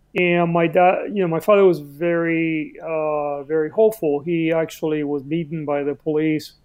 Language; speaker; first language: English; early bilingual, other home language; Spanish